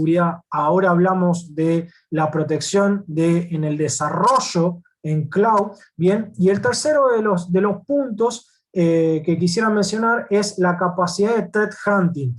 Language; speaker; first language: Spanish; native; Spanish